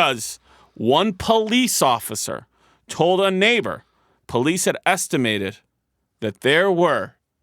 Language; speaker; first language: English; native; English